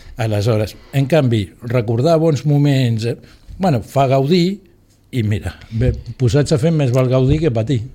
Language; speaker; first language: Catalan; non-native, local second language; Spanish